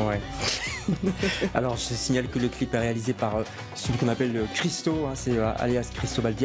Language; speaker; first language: French; native; French